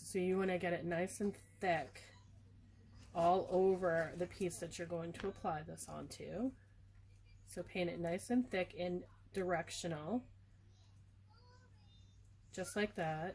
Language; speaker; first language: English; native; English